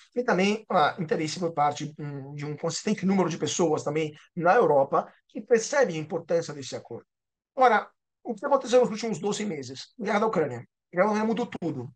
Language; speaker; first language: Portuguese; non-native, fluent; Italian